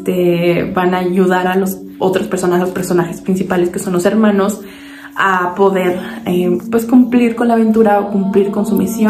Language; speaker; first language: Spanish; native; Spanish